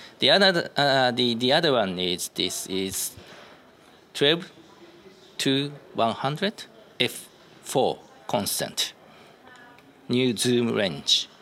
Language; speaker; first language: English; non-native, learner; Japanese